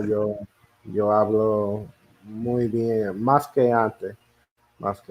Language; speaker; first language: Spanish; non-native, learner; English